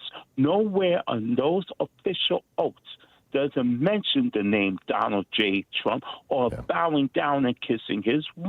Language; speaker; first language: English; native; English